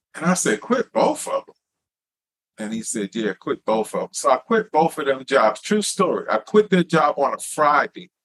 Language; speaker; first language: English; native; English